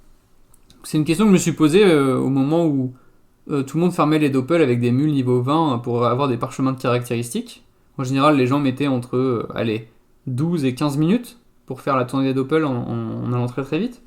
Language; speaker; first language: French; native; French